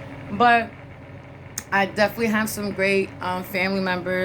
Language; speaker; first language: English; native; English